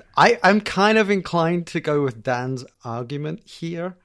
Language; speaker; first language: English; native; English